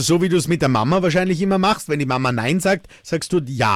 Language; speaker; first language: German; native; German